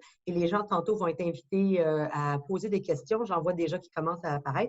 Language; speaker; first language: French; native; French